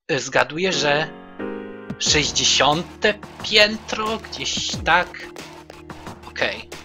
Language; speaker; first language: Polish; native; Polish